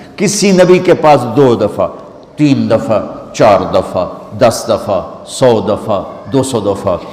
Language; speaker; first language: Urdu; non-native, local second language; Punjabi